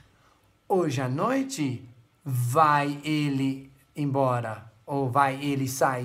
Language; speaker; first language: Portuguese; non-native, fluent; Dutch